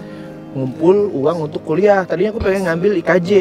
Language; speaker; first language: Indonesian; native; Indonesian